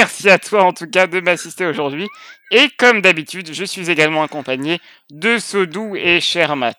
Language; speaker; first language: French; native; French